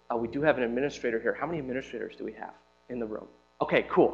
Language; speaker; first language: English; native; English